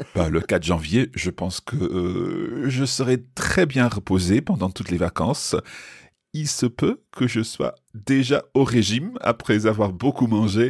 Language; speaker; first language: French; non-native, fluent; English